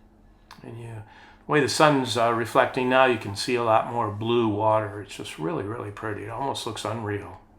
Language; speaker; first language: English; native; English